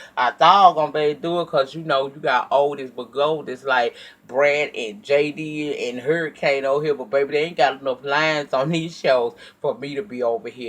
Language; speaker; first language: English; native; English